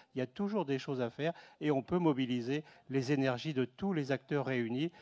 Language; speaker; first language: French; native; French